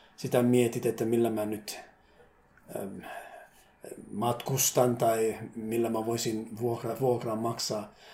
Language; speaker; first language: Finnish; non-native, fluent; Somali